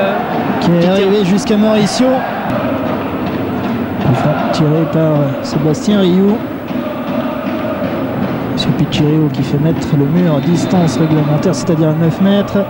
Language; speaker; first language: French; native; French